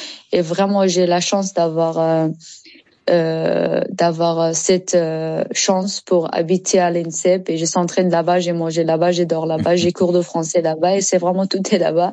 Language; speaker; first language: French; non-native, learner; Persian